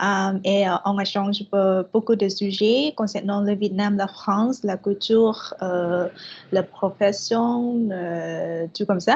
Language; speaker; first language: French; non-native, fluent; Vietnamese